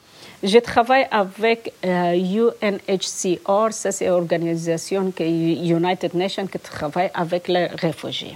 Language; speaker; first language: French; non-native, learner; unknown